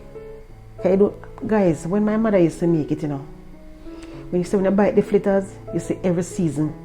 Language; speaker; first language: English; non-native, local second language; Jamaican Creole English